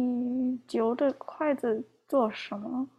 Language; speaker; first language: Chinese; non-native, learner; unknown